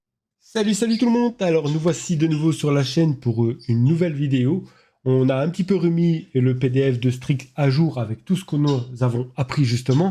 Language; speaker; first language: French; native; French